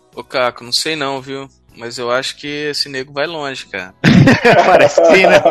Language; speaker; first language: Portuguese; native; Portuguese